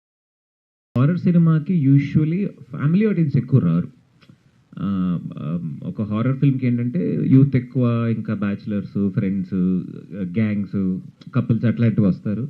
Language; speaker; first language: Telugu; native; Telugu